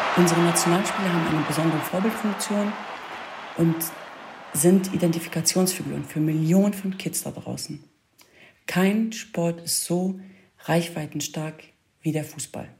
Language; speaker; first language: German; early bilingual, other home language; Kurdish